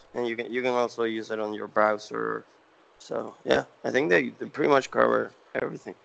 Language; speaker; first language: English; non-native, fluent; Spanish